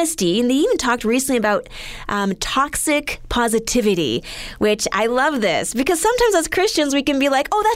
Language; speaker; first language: English; native; English